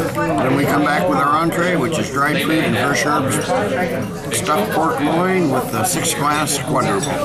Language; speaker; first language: English; native; English